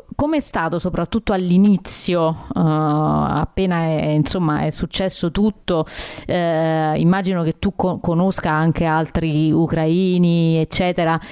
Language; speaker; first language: Italian; native; Italian